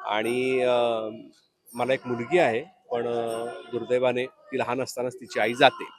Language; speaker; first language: Marathi; native; Marathi